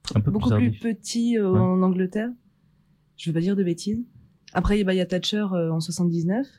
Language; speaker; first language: French; native; French